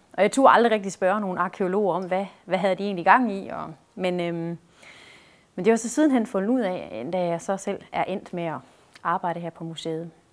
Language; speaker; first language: Danish; native; Danish